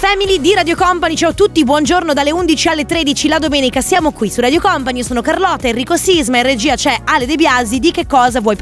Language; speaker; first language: Italian; native; Italian